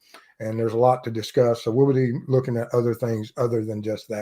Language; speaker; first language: English; native; English